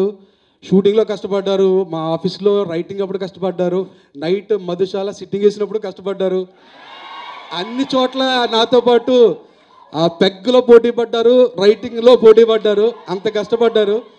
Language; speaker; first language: Telugu; native; Telugu